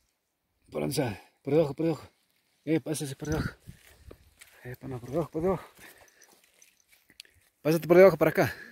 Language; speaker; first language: Spanish; native; Spanish